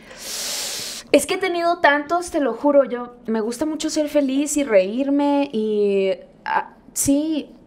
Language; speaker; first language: Spanish; native; Spanish